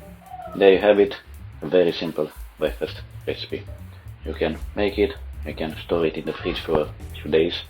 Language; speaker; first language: English; non-native, fluent; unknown